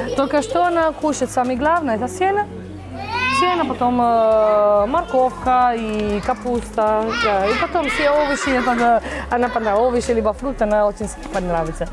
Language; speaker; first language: Russian; non-native, learner; Italian